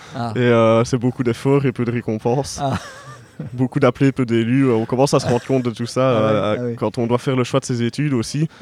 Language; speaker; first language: French; native; French